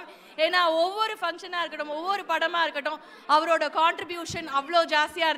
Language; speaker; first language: Tamil; native; Tamil